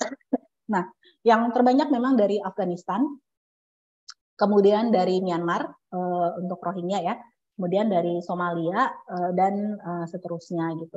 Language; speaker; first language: Indonesian; native; Indonesian